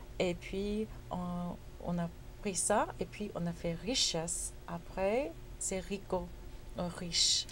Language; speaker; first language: French; non-native, fluent; Spanish